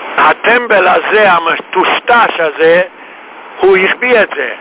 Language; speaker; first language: Hebrew; non-native, fluent; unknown